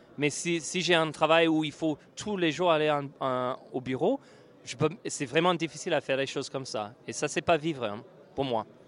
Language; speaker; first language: French; non-native, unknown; English